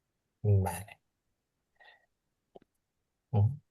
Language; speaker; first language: Spanish; native; Spanish